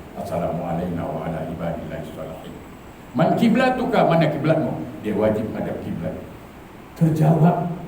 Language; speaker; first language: Malay; native; Malay